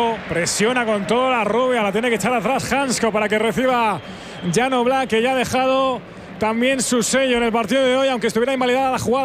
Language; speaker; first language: Spanish; native; Spanish